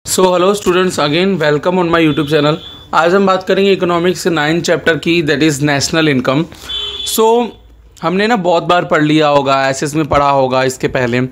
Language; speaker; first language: Hindi; non-native, local second language; Gujarati